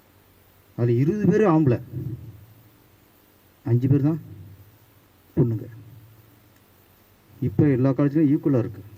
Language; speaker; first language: Tamil; native; Tamil